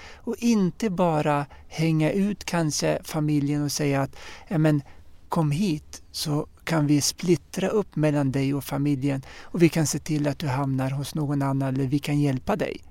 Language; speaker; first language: Swedish; early bilingual, other home language; Arabic